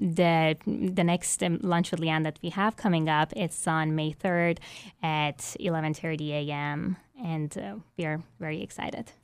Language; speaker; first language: English; non-native, fluent; Persian